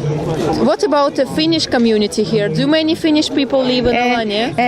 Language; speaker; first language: English; non-native, fluent; Russian